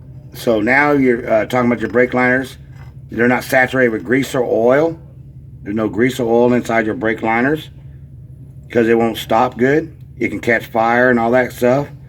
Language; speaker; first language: English; native; English